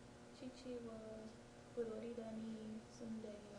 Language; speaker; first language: Japanese; non-native, learner; English